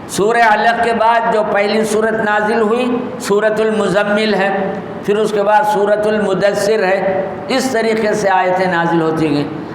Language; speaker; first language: Urdu; native; Urdu